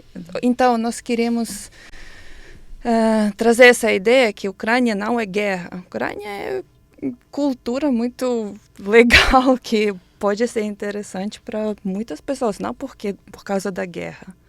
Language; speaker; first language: Portuguese; non-native, learner; Ukrainian